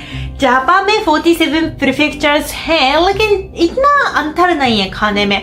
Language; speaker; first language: Hindi; non-native, fluent; Japanese